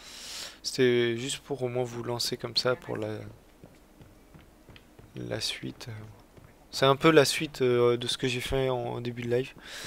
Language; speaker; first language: French; native; French